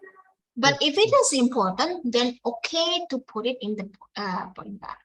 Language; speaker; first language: English; non-native, fluent; Indonesian